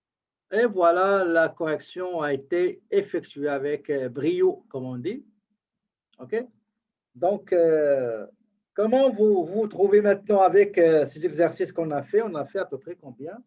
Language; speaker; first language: French; native; French